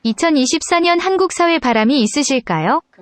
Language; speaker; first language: Korean; native; Korean